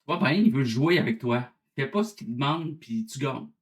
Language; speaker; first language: French; native; French